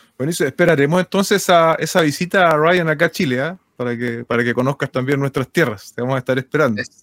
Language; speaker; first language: Spanish; native; Spanish